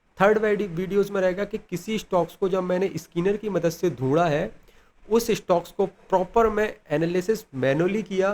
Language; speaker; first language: Hindi; native; Hindi